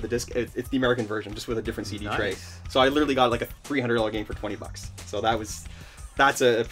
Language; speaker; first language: English; native; English